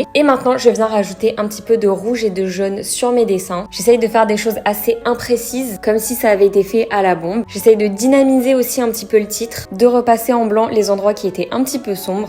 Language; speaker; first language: French; native; French